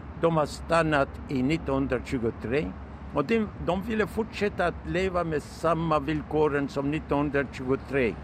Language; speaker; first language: Swedish; non-native, fluent; Turkish